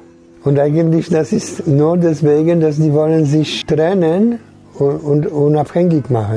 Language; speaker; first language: German; non-native, fluent; Polish